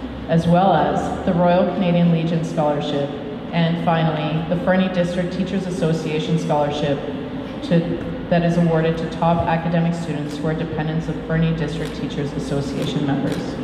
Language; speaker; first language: English; native; English